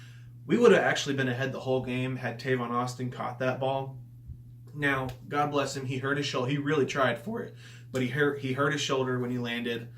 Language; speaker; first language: English; native; English